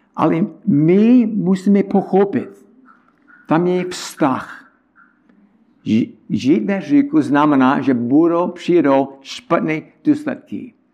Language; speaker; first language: Czech; non-native, learner; English